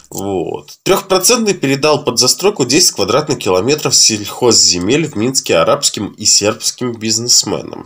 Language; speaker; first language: Russian; native; Russian